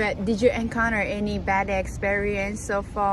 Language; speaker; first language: English; non-native, learner; Japanese